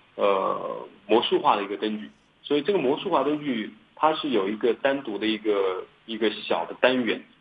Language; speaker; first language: Chinese; native; Chinese